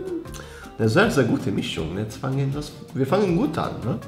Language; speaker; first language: German; non-native, fluent; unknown